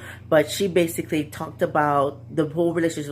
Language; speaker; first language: English; native; English